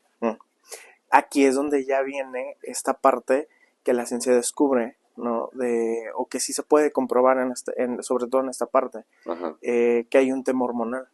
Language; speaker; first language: Spanish; native; Spanish